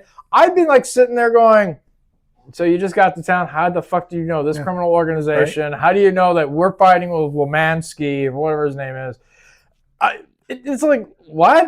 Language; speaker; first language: English; native; English